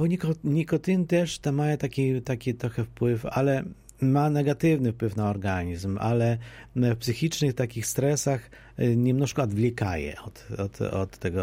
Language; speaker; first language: Polish; non-native, local second language; Ukrainian